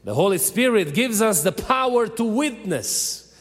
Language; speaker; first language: English; non-native, learner; Romanian